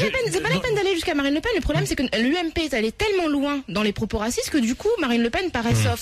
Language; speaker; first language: French; native; French